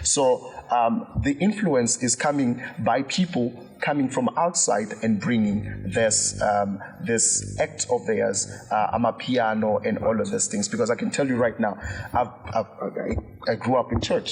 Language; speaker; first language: English; non-native, local second language; Zulu